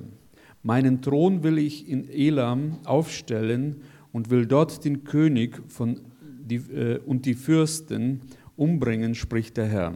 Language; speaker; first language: German; native; German